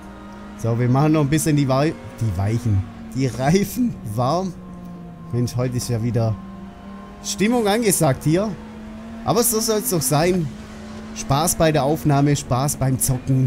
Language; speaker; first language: German; native; German